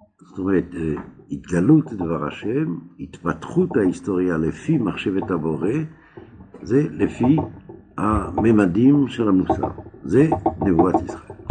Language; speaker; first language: Hebrew; non-native, fluent; French